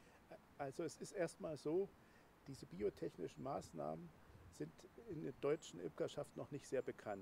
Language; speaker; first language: German; native; German